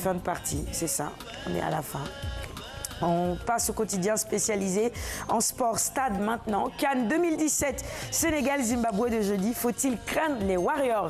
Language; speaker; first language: French; non-native, local second language; Wolof